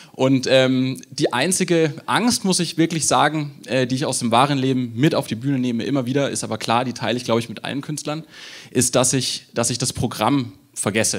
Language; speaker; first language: German; native; German